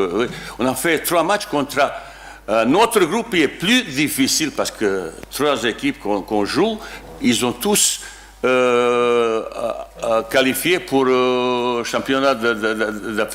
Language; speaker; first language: French; non-native, learner; Bosnian